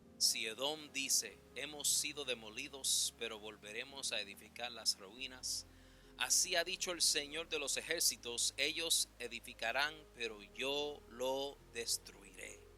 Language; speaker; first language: Spanish; early bilingual, heritage; Spanish